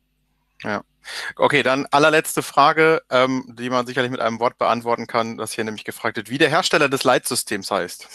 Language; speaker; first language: German; native; German